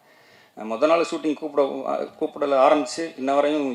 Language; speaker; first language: Tamil; native; Tamil